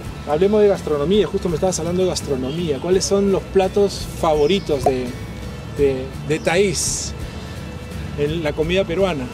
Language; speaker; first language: Spanish; native; Spanish